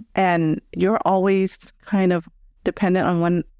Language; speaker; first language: English; native; English